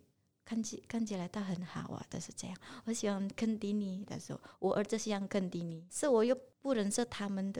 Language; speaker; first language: Chinese; non-native, learner; Indonesian